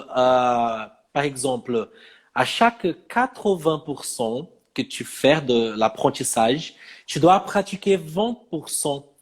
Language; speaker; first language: French; non-native, fluent; Portuguese